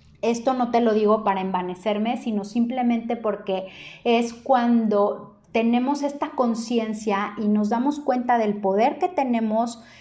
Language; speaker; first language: Spanish; native; Spanish